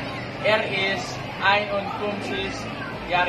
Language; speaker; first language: German; non-native, learner; Filipino